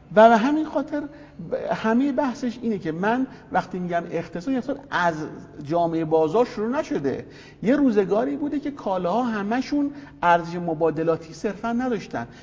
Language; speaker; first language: Persian; native; Persian